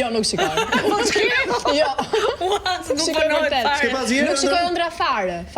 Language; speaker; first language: Albanian; native; Albanian